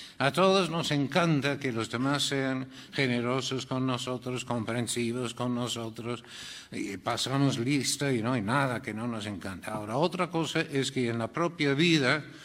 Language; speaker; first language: Spanish; non-native, fluent; English